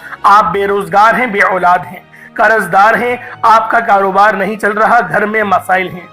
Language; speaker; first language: Urdu; native; Urdu